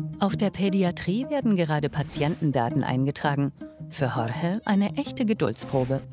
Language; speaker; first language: German; native; German